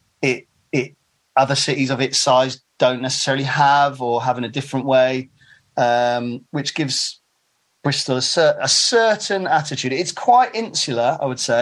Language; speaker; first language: English; native; English